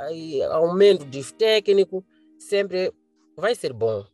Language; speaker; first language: Portuguese; non-native, local second language; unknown